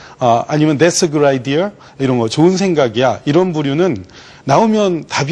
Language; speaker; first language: Korean; native; Korean